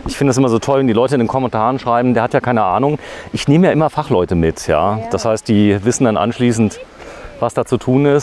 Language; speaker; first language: German; native; German